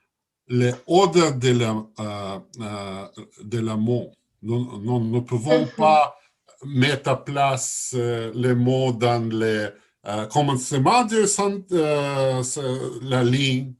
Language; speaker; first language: French; non-native, learner; Russian